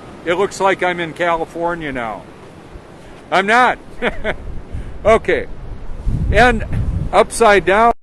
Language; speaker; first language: English; native; English